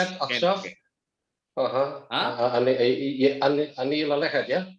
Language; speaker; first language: Hebrew; non-native, learner; Indonesian